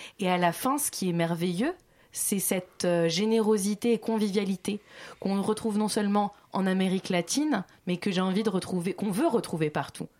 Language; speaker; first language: French; native; French